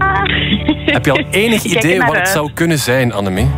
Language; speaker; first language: Dutch; native; Dutch